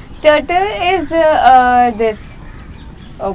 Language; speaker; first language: English; non-native, local second language; Hindi